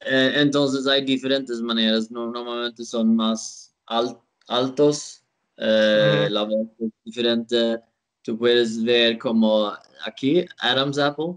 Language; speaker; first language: Spanish; non-native, learner; Swedish